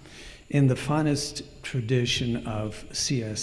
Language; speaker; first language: English; native; English